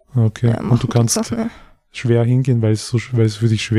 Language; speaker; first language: German; native; German